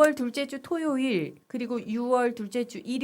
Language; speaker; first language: Korean; native; Korean